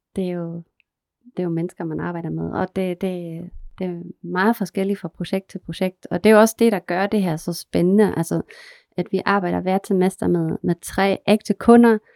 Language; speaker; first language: Danish; non-native, fluent; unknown